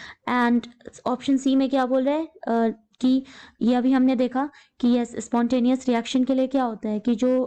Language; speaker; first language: Hindi; native; Hindi